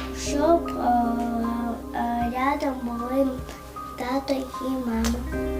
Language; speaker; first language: Ukrainian; non-native, local second language; Russian